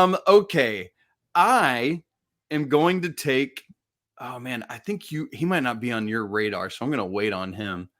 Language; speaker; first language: English; native; English